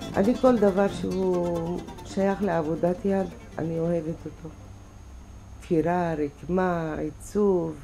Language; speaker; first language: Hebrew; non-native, local second language; Arabic